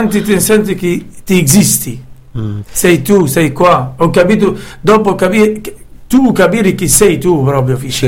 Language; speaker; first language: Italian; non-native, learner; Arabic